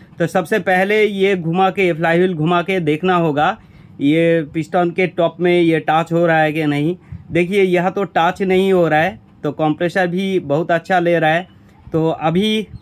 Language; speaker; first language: Hindi; non-native, local second language; Bangla